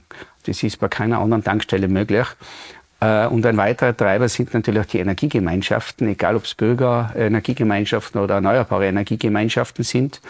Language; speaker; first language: German; native; German